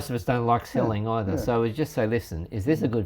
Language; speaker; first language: English; native; English